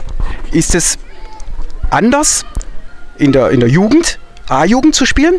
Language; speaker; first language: German; native; German